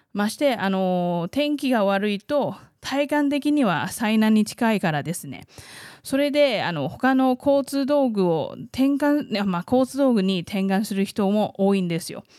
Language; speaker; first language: Japanese; non-native, fluent; Chinese